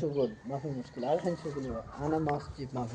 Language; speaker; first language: Arabic; non-native, learner; Bangla